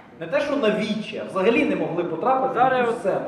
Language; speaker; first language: Ukrainian; native; Ukrainian